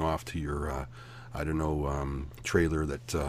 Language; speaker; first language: English; native; English